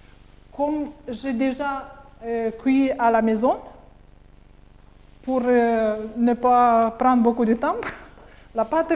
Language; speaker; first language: French; non-native, learner; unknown